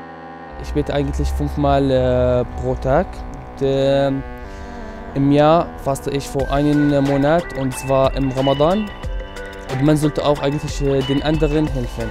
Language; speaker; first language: German; non-native, learner; Arabic